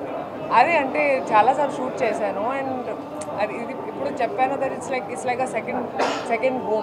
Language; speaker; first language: Telugu; non-native, fluent; Hindi